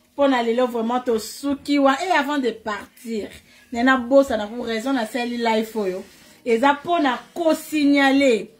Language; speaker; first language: French; non-native, local second language; Lingala